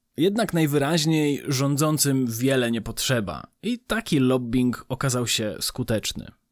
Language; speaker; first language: Polish; native; Polish